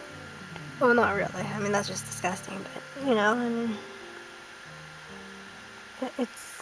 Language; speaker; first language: English; native; English